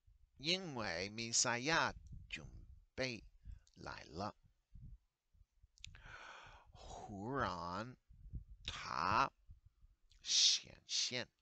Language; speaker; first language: Chinese; non-native, fluent; English